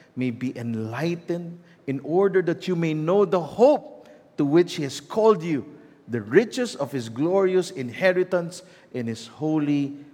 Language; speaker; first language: English; non-native, local second language; Filipino